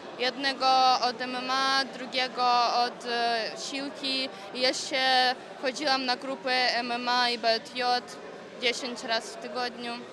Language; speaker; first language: Polish; native; Polish